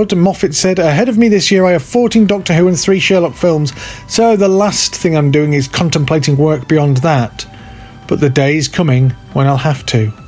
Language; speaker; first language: English; native; English